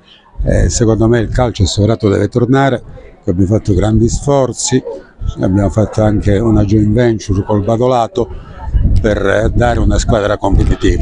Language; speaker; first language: Italian; native; Italian